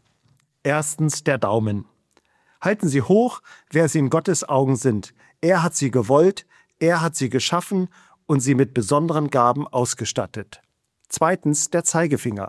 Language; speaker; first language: German; native; German